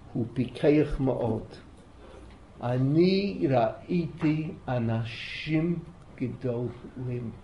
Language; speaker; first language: Hebrew; non-native, fluent; English